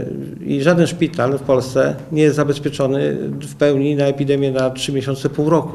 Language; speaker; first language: Polish; native; Polish